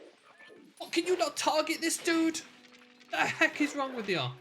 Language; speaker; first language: English; native; English